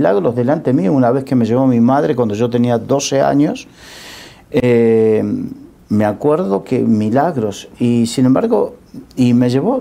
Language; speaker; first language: Spanish; native; Spanish